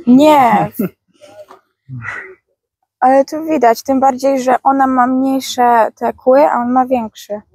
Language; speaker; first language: Polish; native; Polish